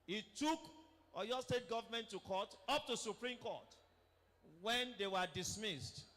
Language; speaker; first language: English; non-native, local second language; Yoruba